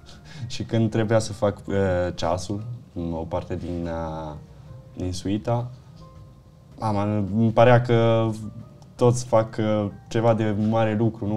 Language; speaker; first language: Romanian; early bilingual, heritage; Italian